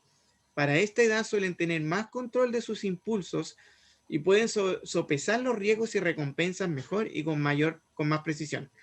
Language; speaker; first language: Spanish; native; Spanish